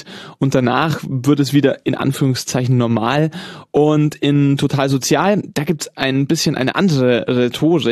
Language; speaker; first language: German; native; German